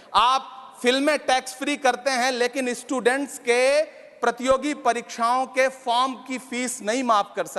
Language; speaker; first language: Hindi; native; Hindi